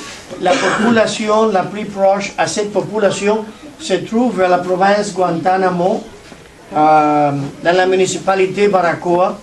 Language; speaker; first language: French; non-native, learner; Spanish